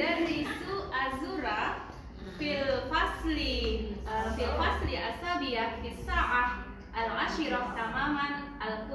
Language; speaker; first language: Arabic; non-native, learner; Indonesian